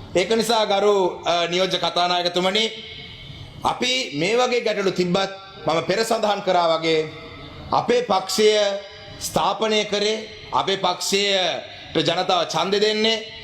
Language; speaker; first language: Sinhala; non-native, local second language; Tamil